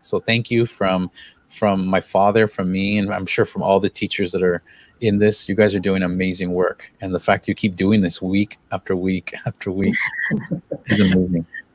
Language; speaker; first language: English; early bilingual, other home language; Spanish